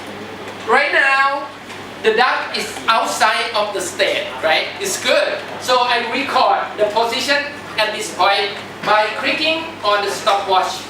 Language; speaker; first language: English; non-native, fluent; Thai